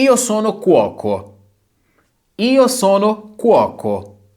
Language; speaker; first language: Italian; non-native, fluent; Portuguese